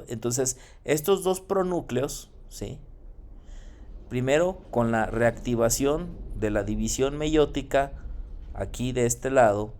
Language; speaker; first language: Spanish; native; Spanish